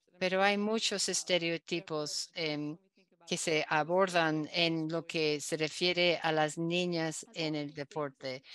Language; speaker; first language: Spanish; non-native, learner; Dutch